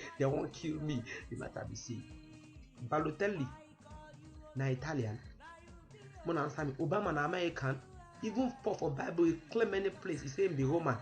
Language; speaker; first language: Nigerian Pidgin; native; Nigerian Pidgin